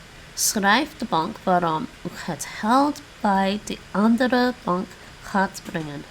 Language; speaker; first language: Dutch; non-native, learner; English